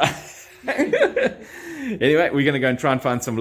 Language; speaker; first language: English; native; English